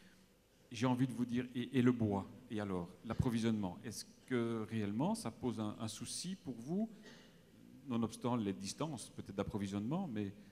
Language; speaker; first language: French; native; French